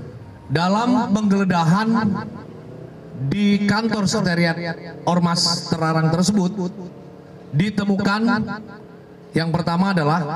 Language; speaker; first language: Indonesian; native; Indonesian